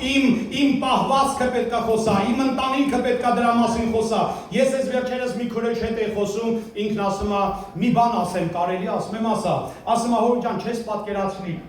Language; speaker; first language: Armenian; early bilingual, heritage; Armenian